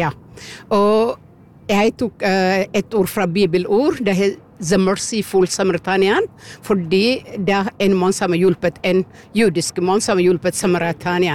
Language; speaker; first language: Norwegian; non-native, fluent; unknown